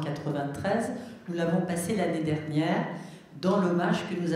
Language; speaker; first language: French; native; French